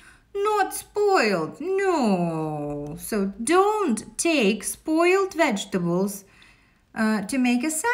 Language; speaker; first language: English; non-native, fluent; Russian